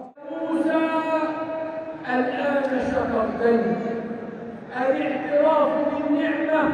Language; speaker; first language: Arabic; native; Arabic